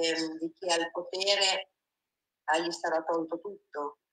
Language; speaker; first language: Italian; native; Italian